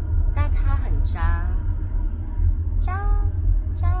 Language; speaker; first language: Chinese; non-native, local second language; Cantonese